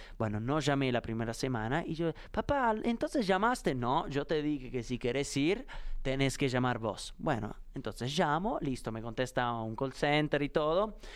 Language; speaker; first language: Spanish; non-native, fluent; Italian